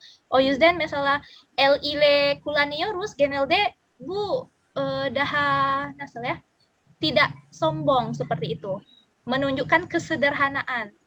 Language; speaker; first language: Turkish; non-native, learner; Indonesian